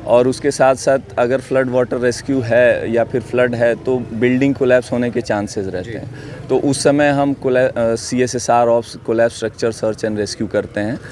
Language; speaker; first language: Hindi; native; Hindi